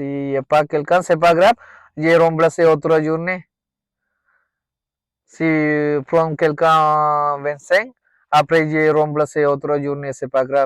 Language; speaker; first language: French; non-native, learner; Tamil